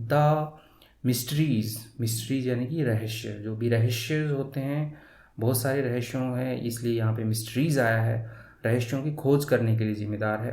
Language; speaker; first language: Hindi; native; Hindi